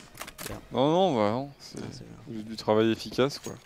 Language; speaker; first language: French; native; French